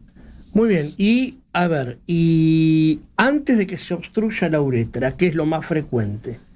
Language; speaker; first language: Spanish; native; Spanish